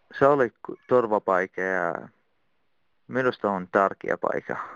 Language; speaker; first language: Finnish; non-native, learner; Arabic